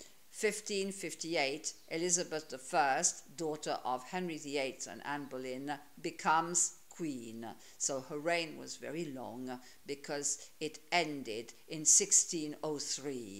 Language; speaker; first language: English; non-native, fluent; Italian